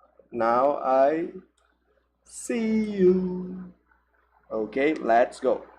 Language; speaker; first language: English; non-native, learner; Portuguese